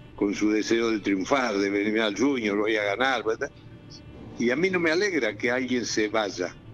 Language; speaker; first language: Spanish; native; Spanish